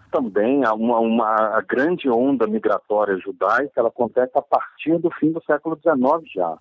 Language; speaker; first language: Portuguese; native; Portuguese